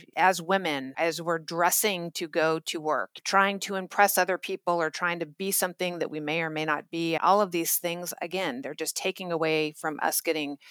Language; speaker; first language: English; native; English